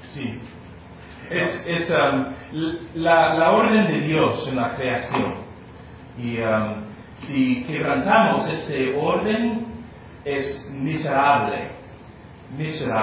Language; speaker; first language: Spanish; non-native, fluent; English